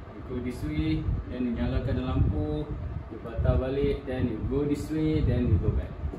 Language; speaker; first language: English; non-native, local second language; Malay